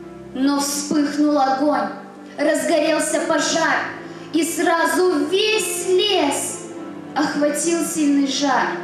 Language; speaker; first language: Russian; native; Russian